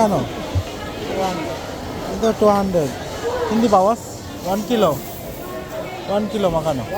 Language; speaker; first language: Filipino; non-native, learner; Bangla